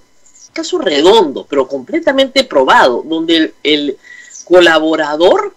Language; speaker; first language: Spanish; native; Spanish